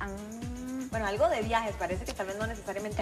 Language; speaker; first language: Spanish; native; Spanish